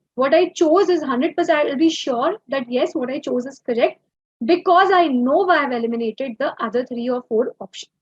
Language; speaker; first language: English; non-native, local second language; Hindi